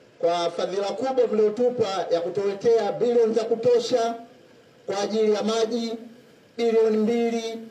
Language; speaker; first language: Swahili; native; Swahili